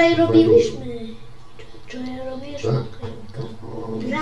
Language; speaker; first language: Polish; early bilingual, heritage; Polish